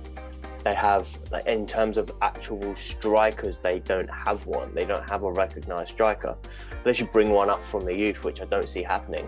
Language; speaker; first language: English; native; English